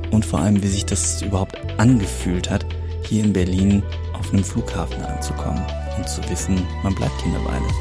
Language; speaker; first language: German; native; German